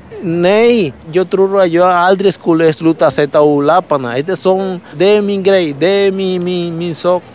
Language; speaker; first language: Swedish; early bilingual, other home language; Spanish